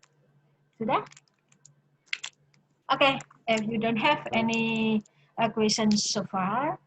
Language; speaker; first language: English; non-native, learner; Indonesian